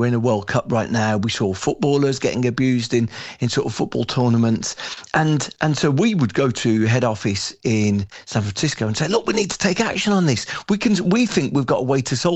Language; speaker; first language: English; native; English